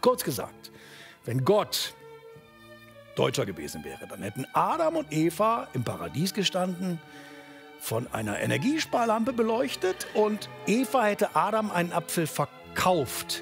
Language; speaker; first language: German; native; German